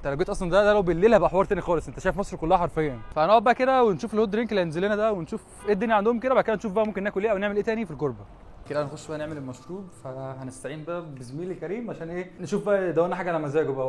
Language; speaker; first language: Arabic; native; Arabic